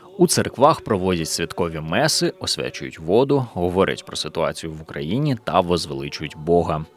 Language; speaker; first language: Ukrainian; native; Ukrainian